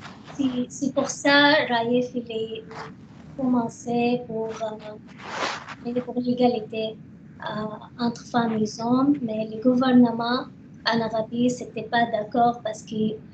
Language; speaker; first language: French; non-native, learner; Arabic